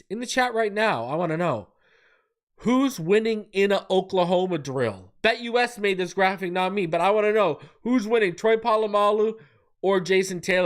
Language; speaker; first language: English; native; English